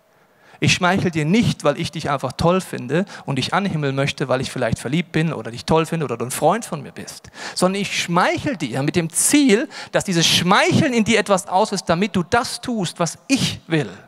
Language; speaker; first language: German; native; German